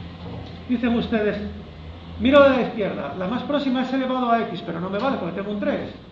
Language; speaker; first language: Spanish; native; Spanish